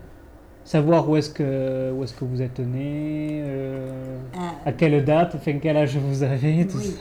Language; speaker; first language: French; native; French